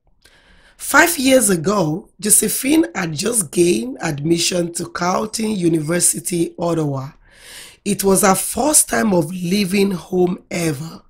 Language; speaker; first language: English; non-native, local second language; Yoruba